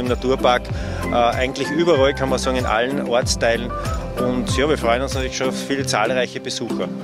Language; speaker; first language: German; native; German